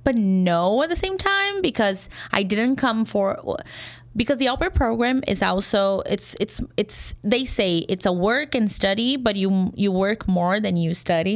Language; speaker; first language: English; non-native, fluent; Portuguese